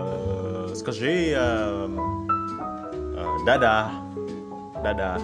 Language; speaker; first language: Russian; non-native, learner; Indonesian